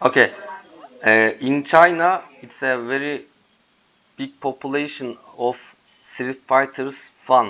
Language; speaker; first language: English; non-native, learner; Turkish